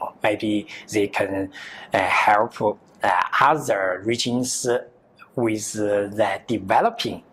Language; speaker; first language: English; non-native, learner; Chinese